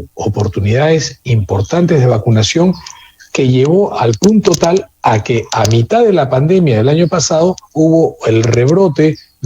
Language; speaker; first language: Spanish; native; Spanish